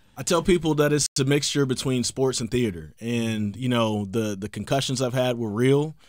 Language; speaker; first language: English; native; English